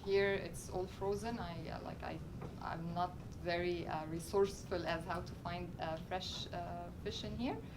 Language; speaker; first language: English; non-native, local second language; Arabic